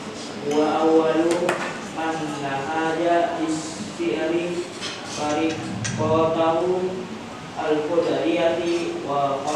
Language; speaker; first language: Arabic; non-native, learner; Indonesian